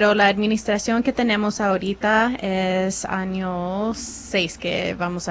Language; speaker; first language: Spanish; non-native, fluent; English